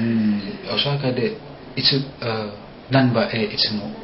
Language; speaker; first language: Japanese; non-native, learner; Indonesian